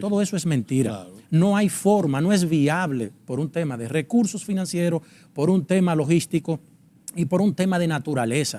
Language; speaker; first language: Spanish; native; Spanish